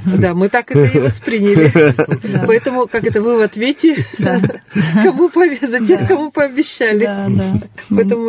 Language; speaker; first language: Russian; native; Russian